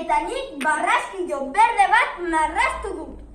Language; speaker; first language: Basque; non-native, learner; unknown